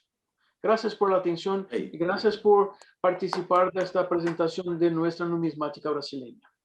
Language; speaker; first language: Spanish; non-native, fluent; Portuguese